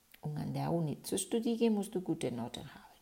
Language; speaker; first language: German; non-native, fluent; Spanish